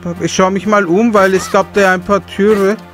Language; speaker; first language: German; native; German